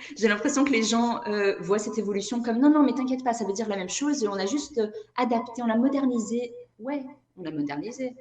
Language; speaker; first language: French; non-native, fluent; Portuguese